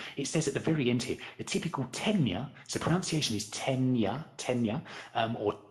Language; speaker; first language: English; native; English